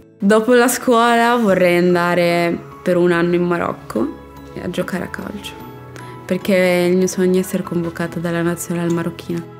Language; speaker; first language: Italian; early bilingual, other home language; Arabic